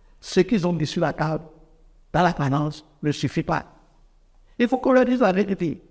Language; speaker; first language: French; non-native, local second language; Fon